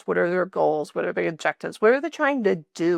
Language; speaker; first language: English; native; English